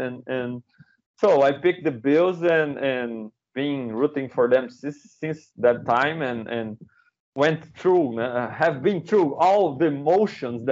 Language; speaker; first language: English; non-native, fluent; Portuguese